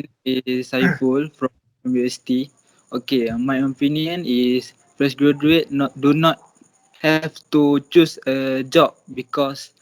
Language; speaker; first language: English; non-native, local second language; Malay